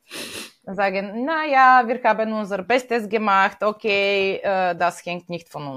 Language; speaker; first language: German; non-native, fluent; Bulgarian